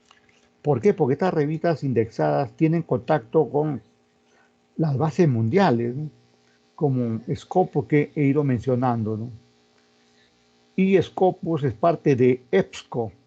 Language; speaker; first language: Spanish; native; Spanish